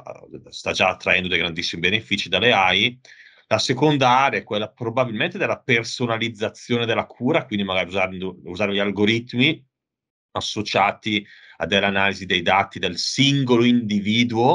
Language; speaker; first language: Italian; native; Italian